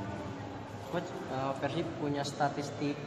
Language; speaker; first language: Indonesian; non-native, learner; Armenian